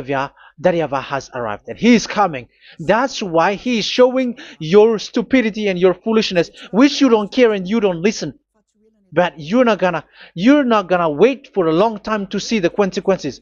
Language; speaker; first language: English; non-native, fluent; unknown